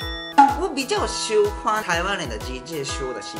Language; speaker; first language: Chinese; non-native, fluent; Japanese